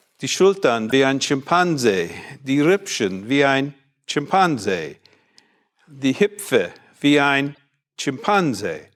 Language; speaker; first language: German; non-native, fluent; English